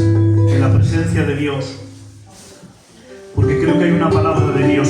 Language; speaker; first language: Spanish; native; Spanish